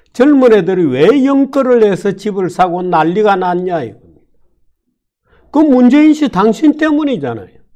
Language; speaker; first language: Korean; native; Korean